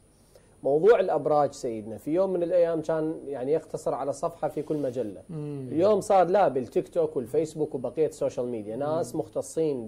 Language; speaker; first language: Arabic; native; Arabic